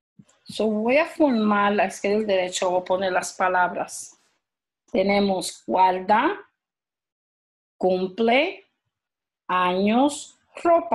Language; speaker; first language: Spanish; early bilingual, heritage; Spanish